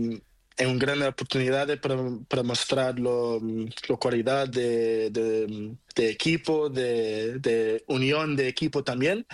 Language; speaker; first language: Spanish; non-native, learner; Portuguese